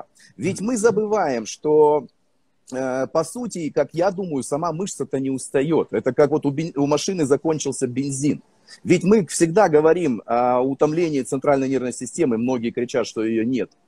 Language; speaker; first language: Russian; native; Russian